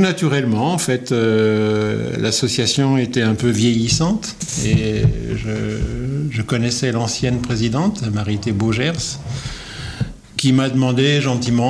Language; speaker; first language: French; native; French